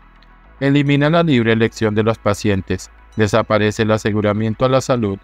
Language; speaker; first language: Spanish; native; Spanish